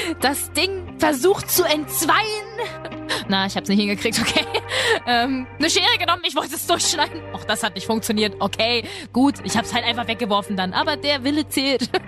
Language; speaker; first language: German; early bilingual, other home language; Spanish